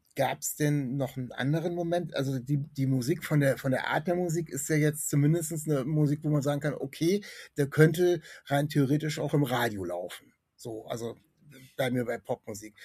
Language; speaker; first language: German; native; German